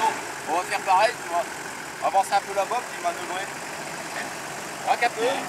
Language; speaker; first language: French; native; French